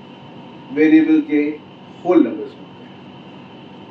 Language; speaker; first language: Hindi; native; Hindi